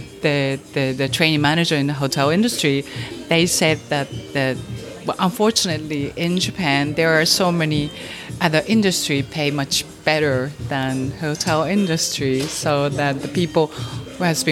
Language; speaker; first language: English; non-native, fluent; Japanese